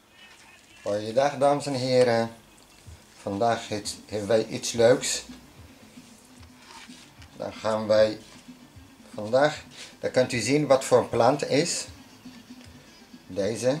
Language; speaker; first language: Dutch; non-native, learner; Arabic